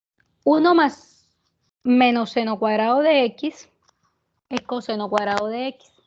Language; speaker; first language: Spanish; native; Spanish